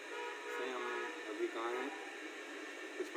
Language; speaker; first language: Hindi; non-native, local second language; Sindhi